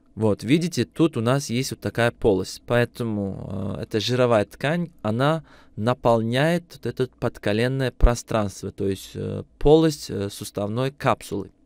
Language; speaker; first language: Russian; non-native, local second language; Uzbek